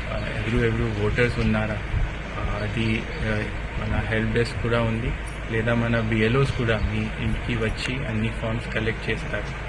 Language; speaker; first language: Telugu; non-native, learner; Hindi